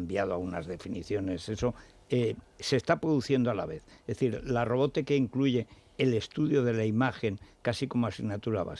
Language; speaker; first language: Spanish; native; Spanish